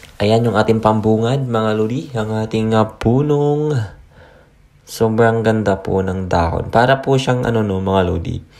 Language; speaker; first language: Filipino; native; Filipino